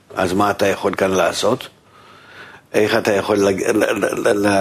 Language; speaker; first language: Hebrew; non-native, fluent; Russian